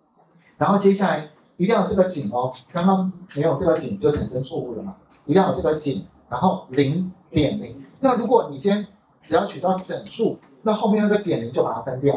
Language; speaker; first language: Chinese; native; Chinese